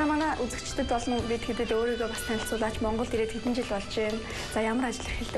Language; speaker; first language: Mongolian; native; Mongolian